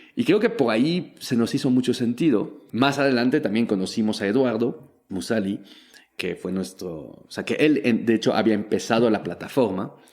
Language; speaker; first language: Spanish; non-native, fluent; French